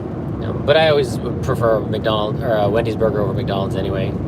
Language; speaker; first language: English; native; English